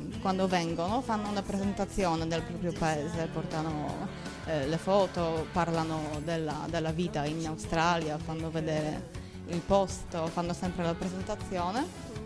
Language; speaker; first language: Italian; non-native, fluent; Polish